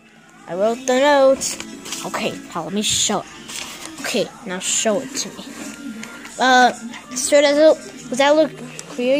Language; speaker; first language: English; native; English